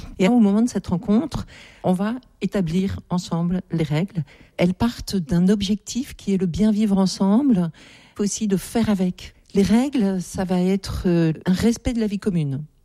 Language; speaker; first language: French; native; French